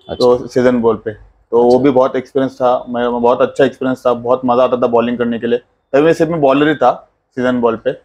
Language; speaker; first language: Hindi; non-native, local second language; Marathi